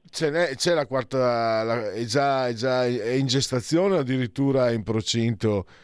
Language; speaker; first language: Italian; native; Italian